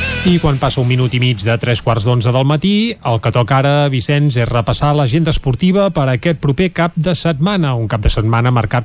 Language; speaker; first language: Catalan; native; Catalan